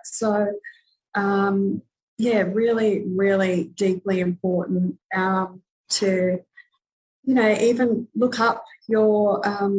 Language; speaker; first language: English; native; English